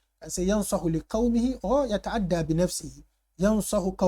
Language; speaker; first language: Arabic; non-native, fluent; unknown